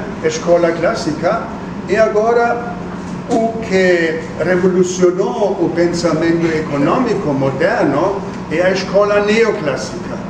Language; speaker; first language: Portuguese; non-native, fluent; German